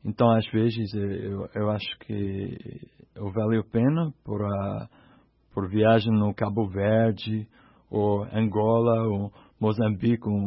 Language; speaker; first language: Portuguese; non-native, learner; English